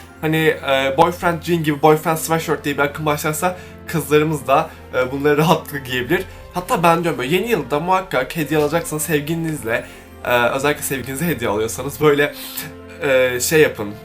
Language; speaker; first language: Turkish; native; Turkish